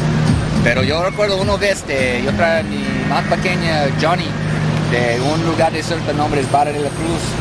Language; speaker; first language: Spanish; non-native, learner; English